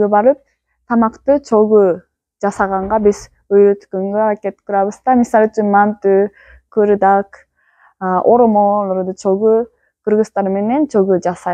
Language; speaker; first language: Kyrgyz; non-native, fluent; Japanese